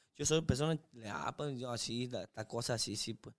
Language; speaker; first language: Spanish; non-native, learner; Chinese